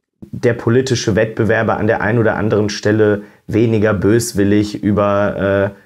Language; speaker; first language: German; native; German